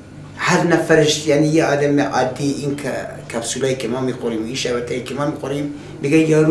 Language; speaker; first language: Persian; native; Persian